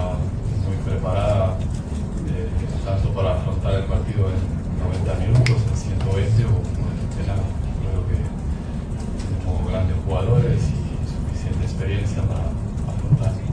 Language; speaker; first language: Spanish; early bilingual, heritage; Arabic